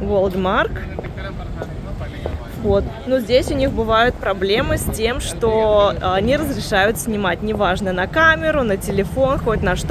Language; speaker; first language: Russian; native; Russian